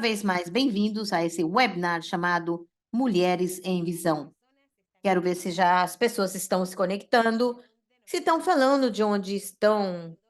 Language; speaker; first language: Portuguese; non-native, fluent; Spanish